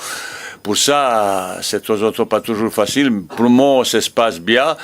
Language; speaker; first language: French; non-native, learner; Bosnian